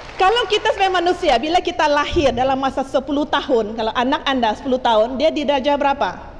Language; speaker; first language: Malay; non-native, local second language; Chinese